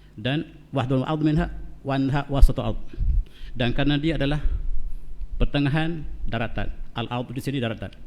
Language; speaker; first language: Malay; native; Malay